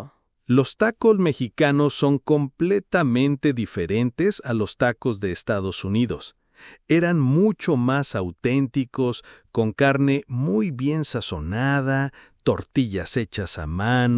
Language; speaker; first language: Spanish; non-native, fluent; English